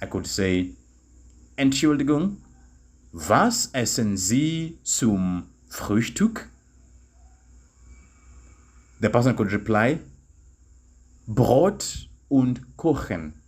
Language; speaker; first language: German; non-native, fluent; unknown